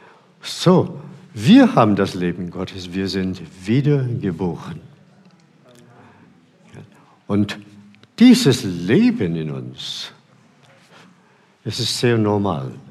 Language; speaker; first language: German; non-native, fluent; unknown